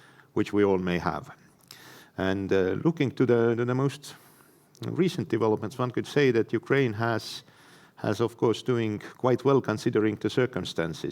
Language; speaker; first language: English; non-native, fluent; Estonian